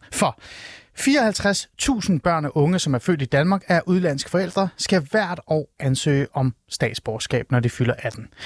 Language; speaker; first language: Danish; early bilingual, other home language; Persian